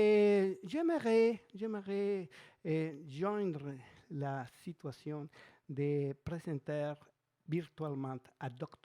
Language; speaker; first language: French; non-native, fluent; Spanish